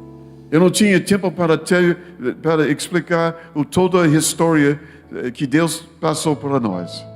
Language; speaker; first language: Portuguese; non-native, learner; English